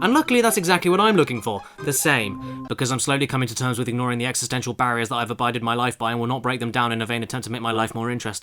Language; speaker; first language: English; native; English